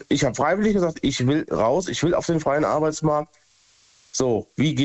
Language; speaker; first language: German; native; German